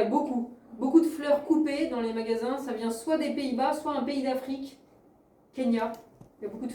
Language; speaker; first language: French; native; French